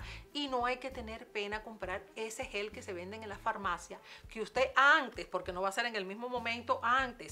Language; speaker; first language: Spanish; native; Spanish